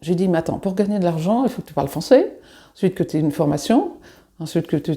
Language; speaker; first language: French; native; French